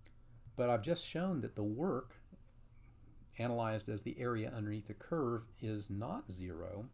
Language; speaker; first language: English; native; English